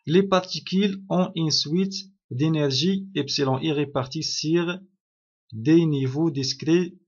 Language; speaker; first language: French; non-native, local second language; Arabic